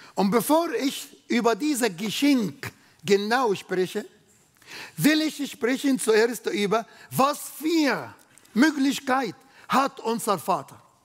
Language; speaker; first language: German; non-native, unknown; Arabic